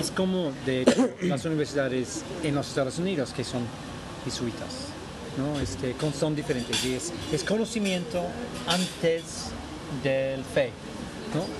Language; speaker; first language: Spanish; non-native, fluent; English